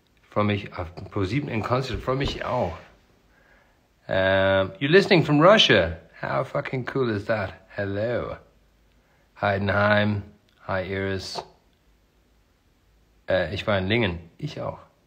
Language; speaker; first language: German; non-native, fluent; English